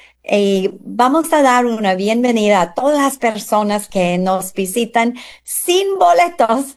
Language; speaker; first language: Spanish; non-native, fluent; English